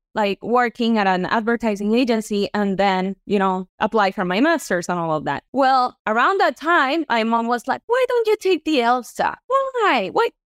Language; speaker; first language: English; non-native, fluent; Spanish